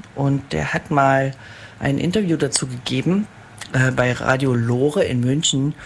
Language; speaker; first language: German; native; German